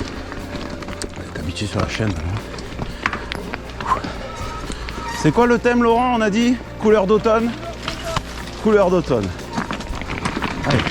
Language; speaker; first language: French; native; French